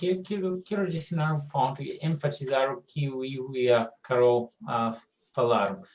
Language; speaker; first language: Portuguese; non-native, fluent; English